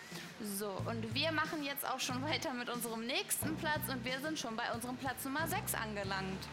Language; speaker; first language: German; native; German